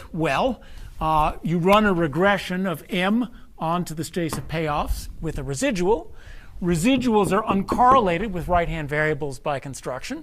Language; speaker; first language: English; native; English